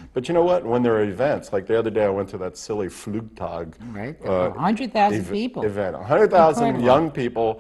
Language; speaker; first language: English; native; English